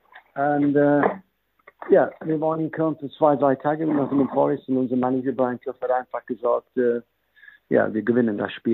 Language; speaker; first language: German; non-native, fluent; English